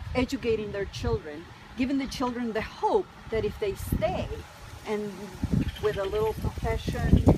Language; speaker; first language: English; native; English